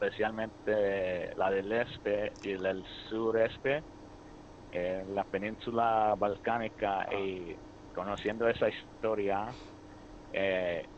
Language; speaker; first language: Spanish; early bilingual, heritage; Spanish